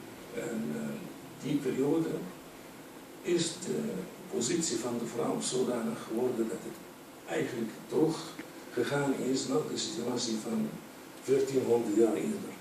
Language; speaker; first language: Dutch; non-native, fluent; Arabic